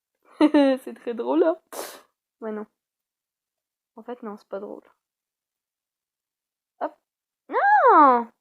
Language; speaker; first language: French; native; French